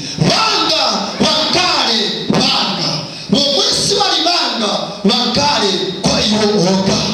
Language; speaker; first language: Nyanja; non-native, local second language; Tumbuka